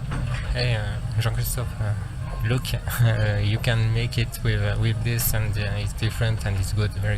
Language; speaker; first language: English; non-native, learner; French